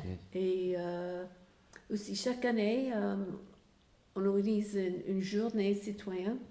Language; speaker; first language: French; non-native, fluent; English